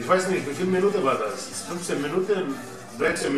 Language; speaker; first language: German; non-native, learner; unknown